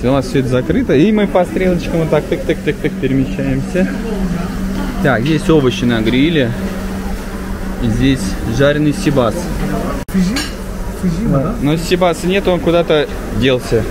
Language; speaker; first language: Russian; native; Russian